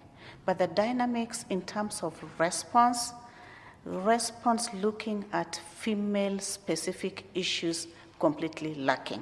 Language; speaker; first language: English; non-native, local second language; Luo (Kenya and Tanzania)